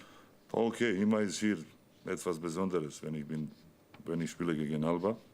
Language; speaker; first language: German; non-native, learner; Bosnian